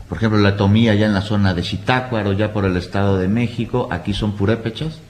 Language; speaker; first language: Spanish; native; Spanish